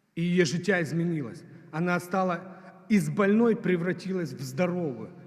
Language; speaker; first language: Ukrainian; non-native, local second language; Russian